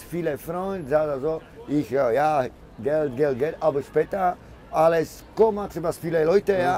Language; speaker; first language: German; non-native, learner; Czech